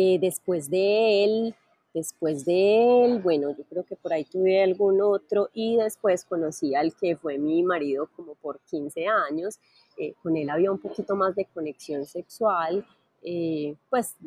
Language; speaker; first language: Spanish; native; Spanish